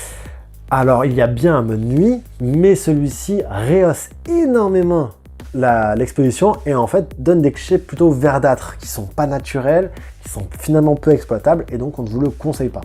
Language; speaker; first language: French; native; French